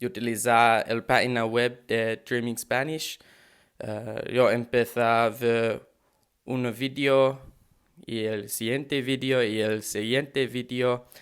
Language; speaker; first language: Spanish; non-native, learner; English